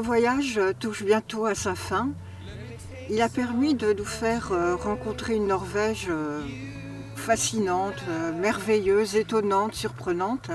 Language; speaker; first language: French; native; French